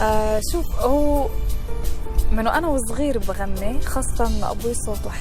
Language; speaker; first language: Arabic; native; Arabic